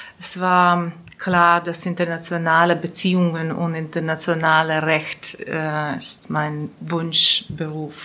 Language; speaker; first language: German; non-native, learner; Latvian